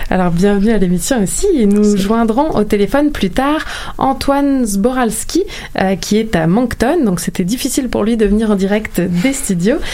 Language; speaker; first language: French; native; French